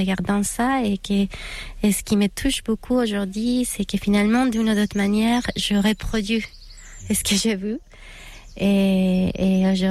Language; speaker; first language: French; non-native, fluent; Spanish